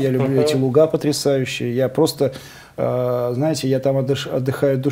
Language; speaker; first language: Russian; native; Russian